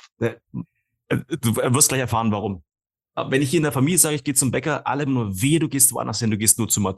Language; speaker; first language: German; native; German